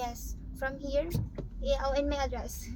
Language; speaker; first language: English; non-native, local second language; Waray